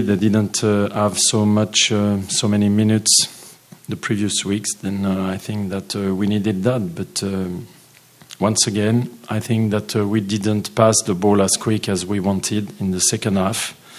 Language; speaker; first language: English; non-native, fluent; French